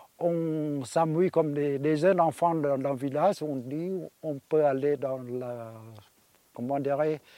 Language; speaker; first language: French; non-native, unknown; Khmer